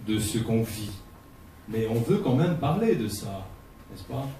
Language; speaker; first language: French; non-native, fluent; Portuguese